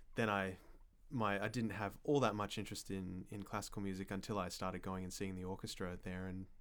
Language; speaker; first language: English; native; English